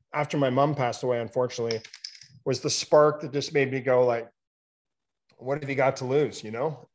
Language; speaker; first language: English; native; English